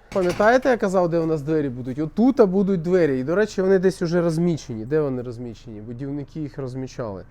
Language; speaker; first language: Ukrainian; non-native, local second language; Russian